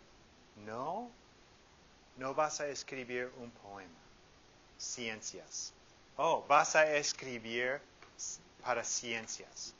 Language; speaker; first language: Spanish; non-native, fluent; English